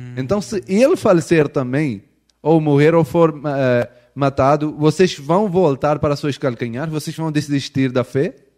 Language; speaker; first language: Portuguese; non-native, fluent; Urdu